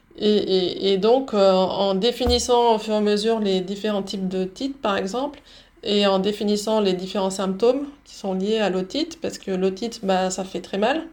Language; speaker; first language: French; early bilingual, other home language; Dutch